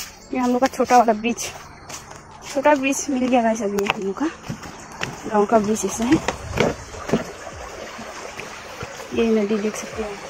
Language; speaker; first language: Hindi; non-native, local second language; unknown